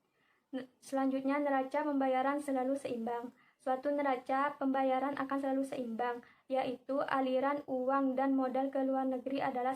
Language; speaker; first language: Indonesian; native; Indonesian